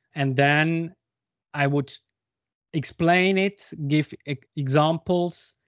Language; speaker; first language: English; non-native, fluent; Swiss German